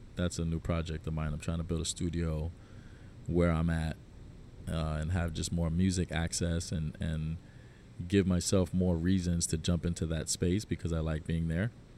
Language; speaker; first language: English; native; English